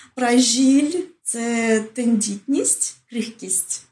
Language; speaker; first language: Ukrainian; early bilingual, other home language; Russian